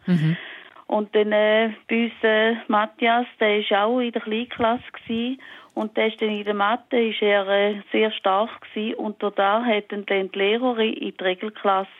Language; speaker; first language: German; native; German